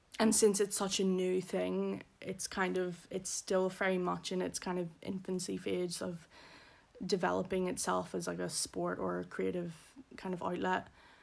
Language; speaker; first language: English; native; English